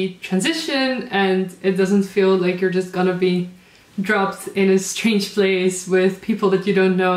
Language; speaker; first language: English; non-native, fluent; Dutch